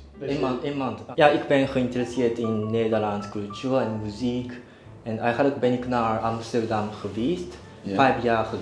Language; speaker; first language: Dutch; non-native, learner; Japanese